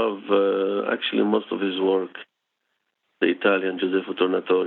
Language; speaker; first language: English; non-native, fluent; Hebrew